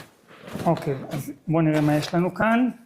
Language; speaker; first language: Hebrew; native; Hebrew